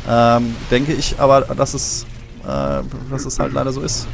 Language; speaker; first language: German; native; German